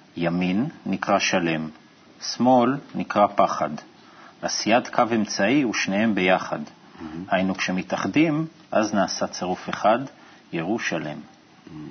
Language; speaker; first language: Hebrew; native; Hebrew